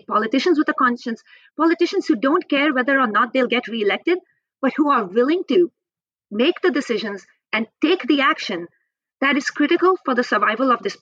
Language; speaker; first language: English; non-native, local second language; Hindi